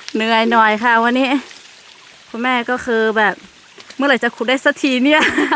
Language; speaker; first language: Thai; non-native, local second language; Lahu